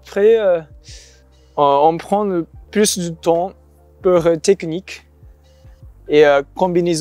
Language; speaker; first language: French; non-native, learner; Japanese